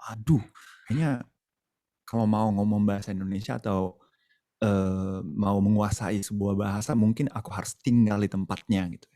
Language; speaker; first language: Indonesian; non-native, fluent; Japanese